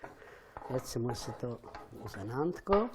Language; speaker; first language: German; non-native, fluent; Italian